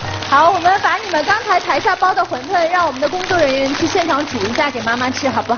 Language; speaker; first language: Chinese; native; Chinese